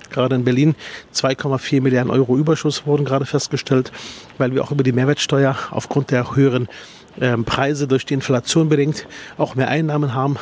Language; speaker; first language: German; early bilingual, other home language; Arabic